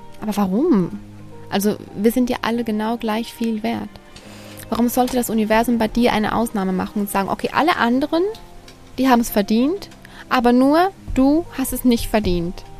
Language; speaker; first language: German; native; German